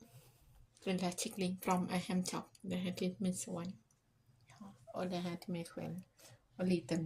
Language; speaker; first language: Swedish; non-native, learner; Thai